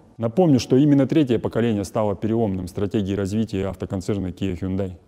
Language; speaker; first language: Russian; native; Russian